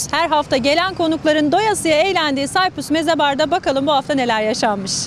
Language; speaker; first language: Turkish; native; Turkish